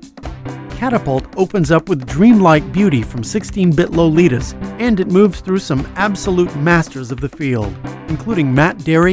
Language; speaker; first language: English; native; English